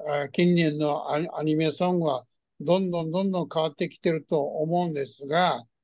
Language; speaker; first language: Japanese; early bilingual, heritage; Japanese